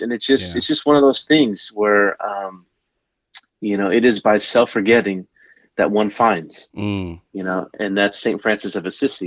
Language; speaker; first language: English; native; English